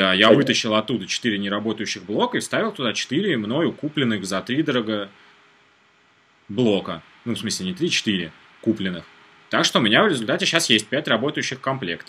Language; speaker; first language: Russian; native; Russian